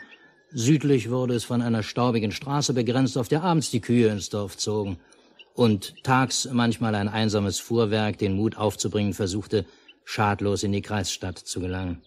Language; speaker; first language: German; native; German